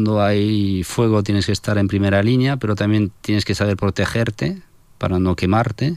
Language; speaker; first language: Spanish; non-native, fluent; French